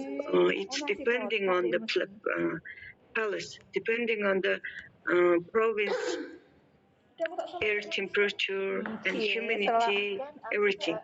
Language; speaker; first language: English; non-native, learner; Mongolian